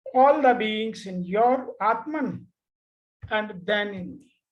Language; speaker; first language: English; non-native, local second language; Hindi